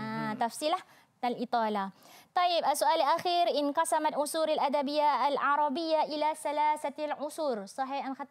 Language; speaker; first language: Arabic; non-native, fluent; Malay